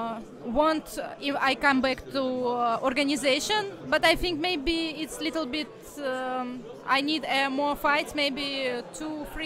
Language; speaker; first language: English; non-native, learner; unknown